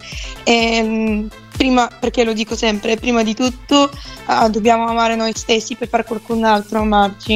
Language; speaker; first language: Italian; non-native, fluent; Bulgarian